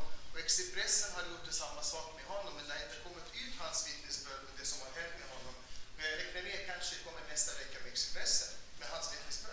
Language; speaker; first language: Swedish; non-native, fluent; Arabic